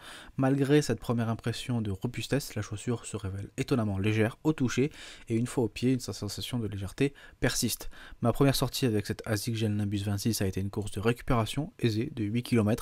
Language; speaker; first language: French; native; French